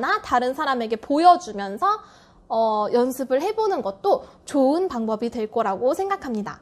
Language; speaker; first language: Korean; native; Korean